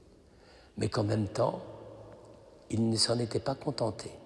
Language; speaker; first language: French; native; French